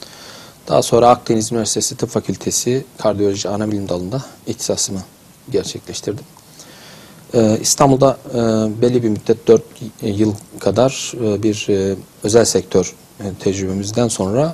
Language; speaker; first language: Turkish; native; Turkish